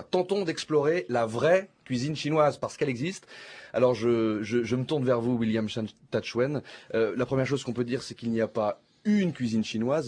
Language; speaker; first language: French; native; French